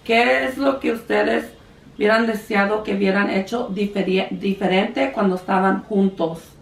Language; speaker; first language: Spanish; early bilingual, heritage; Spanish